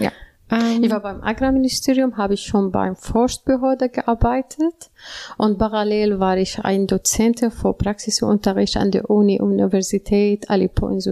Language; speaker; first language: German; non-native, learner; Arabic